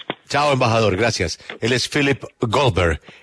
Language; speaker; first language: Spanish; native; Spanish